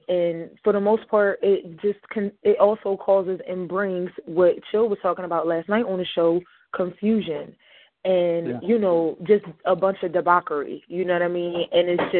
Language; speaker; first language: English; native; English